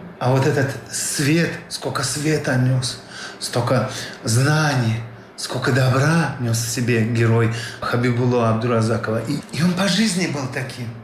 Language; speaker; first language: Russian; non-native, local second language; Tajik